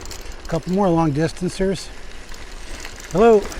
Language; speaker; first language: English; native; English